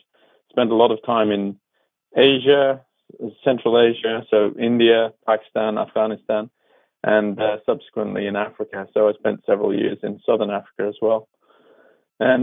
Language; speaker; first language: English; native; English